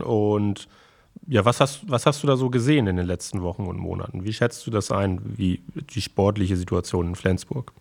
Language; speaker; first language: German; native; German